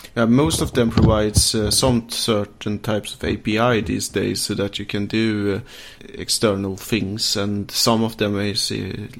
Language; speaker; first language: English; non-native, fluent; Swedish